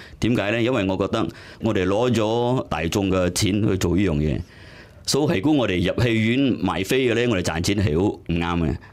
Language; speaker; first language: Cantonese; native; Cantonese